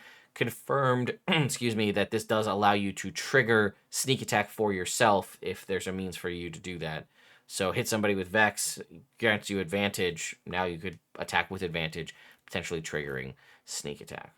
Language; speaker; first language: English; native; English